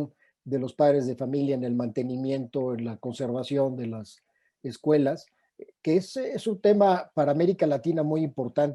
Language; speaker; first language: Spanish; native; Spanish